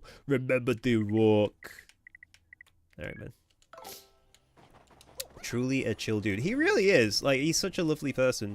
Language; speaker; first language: English; native; English